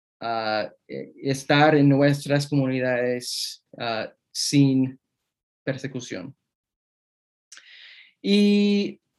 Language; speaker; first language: Spanish; non-native, fluent; English